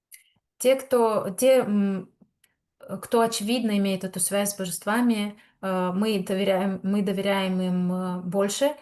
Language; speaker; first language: Russian; native; Russian